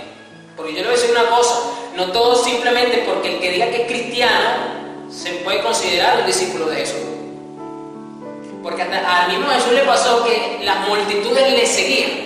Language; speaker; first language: Spanish; native; Spanish